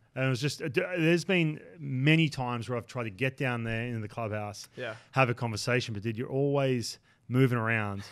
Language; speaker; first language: English; native; English